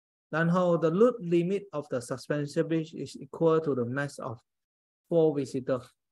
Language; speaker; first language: English; non-native, local second language; Chinese